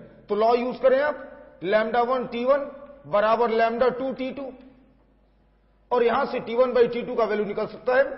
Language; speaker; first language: Hindi; native; Hindi